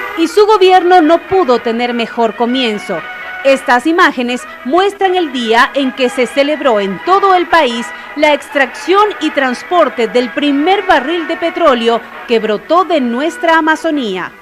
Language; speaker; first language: Spanish; native; Spanish